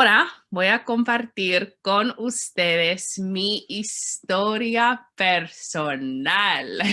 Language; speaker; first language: Spanish; non-native, learner; English